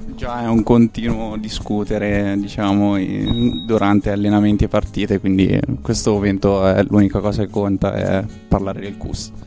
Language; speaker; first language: Italian; native; Italian